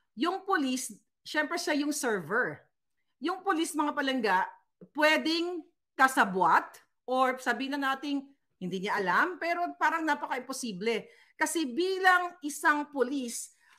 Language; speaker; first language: Filipino; non-native, local second language; Cebuano